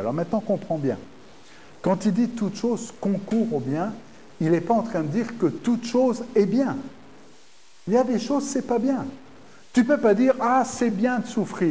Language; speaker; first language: French; native; French